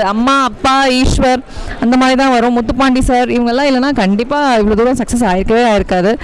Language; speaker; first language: Tamil; non-native, fluent; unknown